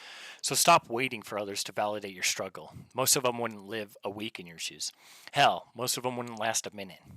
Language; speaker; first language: English; native; English